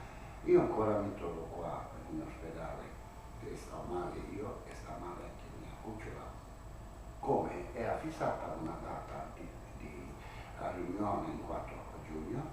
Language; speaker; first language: Italian; non-native, learner; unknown